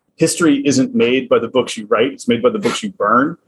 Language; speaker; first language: English; native; English